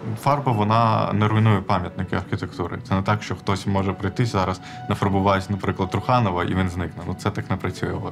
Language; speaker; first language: Ukrainian; non-native, local second language; Armenian